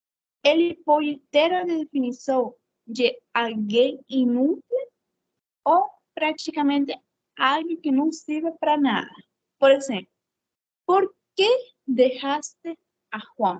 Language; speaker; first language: Portuguese; non-native, fluent; Spanish